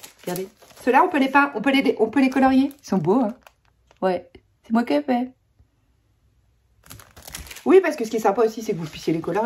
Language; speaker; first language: French; native; French